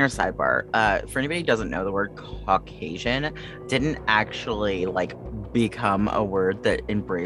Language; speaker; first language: English; native; English